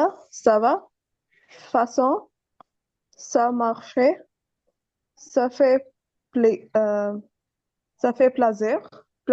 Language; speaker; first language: French; non-native, learner; Urdu